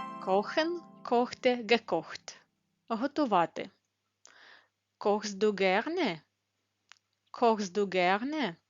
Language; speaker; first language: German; non-native, fluent; Ukrainian